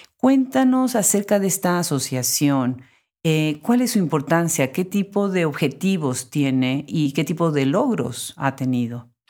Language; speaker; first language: Spanish; native; Spanish